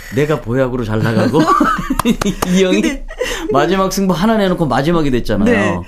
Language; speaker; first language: Korean; native; Korean